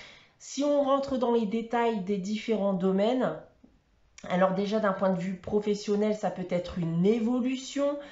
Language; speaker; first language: French; native; French